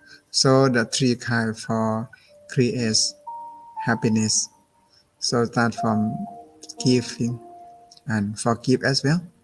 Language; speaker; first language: English; non-native, learner; Thai